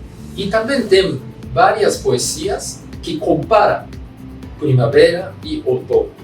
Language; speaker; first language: Portuguese; non-native, fluent; Japanese